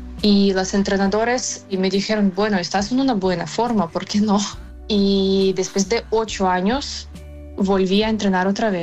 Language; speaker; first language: Spanish; non-native, fluent; Ukrainian